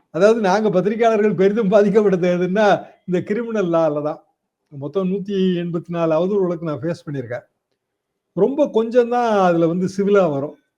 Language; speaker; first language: Tamil; native; Tamil